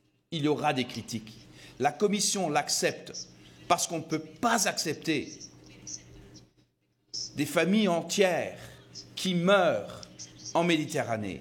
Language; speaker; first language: French; non-native, fluent; Dutch